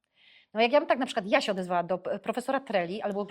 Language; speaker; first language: Polish; native; Polish